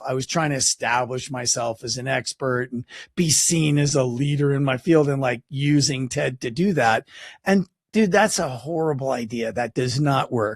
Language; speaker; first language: English; native; English